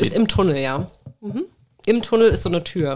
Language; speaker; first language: German; native; German